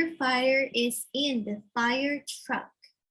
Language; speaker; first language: English; non-native, fluent; Thai